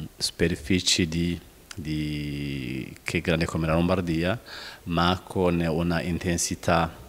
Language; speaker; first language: Italian; non-native, fluent; Rundi